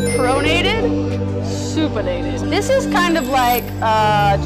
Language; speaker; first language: English; native; English